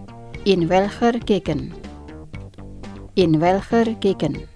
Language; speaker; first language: German; non-native, fluent; Indonesian